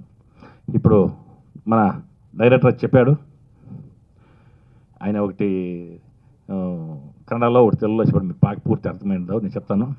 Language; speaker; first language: Telugu; native; Telugu